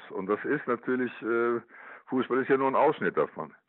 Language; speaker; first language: German; native; German